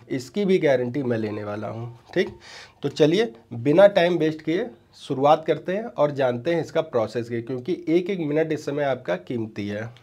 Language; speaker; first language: Hindi; native; Hindi